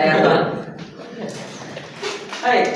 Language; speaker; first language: Japanese; non-native, fluent; Indonesian